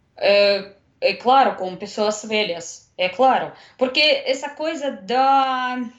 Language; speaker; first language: Portuguese; non-native, learner; Russian